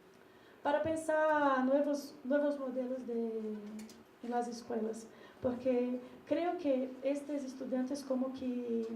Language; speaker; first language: Spanish; non-native, learner; Portuguese